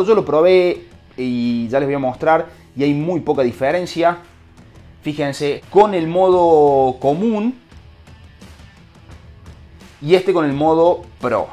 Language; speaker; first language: Spanish; native; Spanish